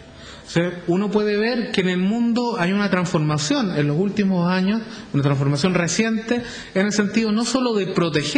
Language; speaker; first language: Spanish; native; Spanish